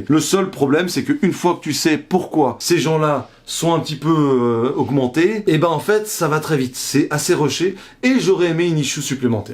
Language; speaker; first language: French; native; French